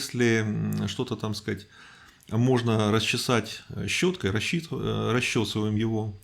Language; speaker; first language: Russian; native; Russian